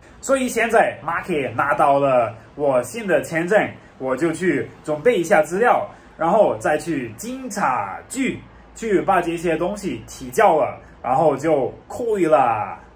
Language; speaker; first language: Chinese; non-native, fluent; German